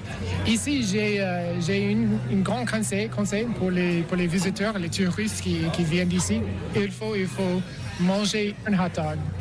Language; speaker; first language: French; non-native, learner; English